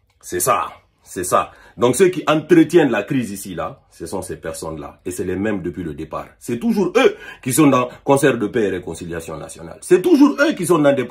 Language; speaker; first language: French; non-native, local second language; Fula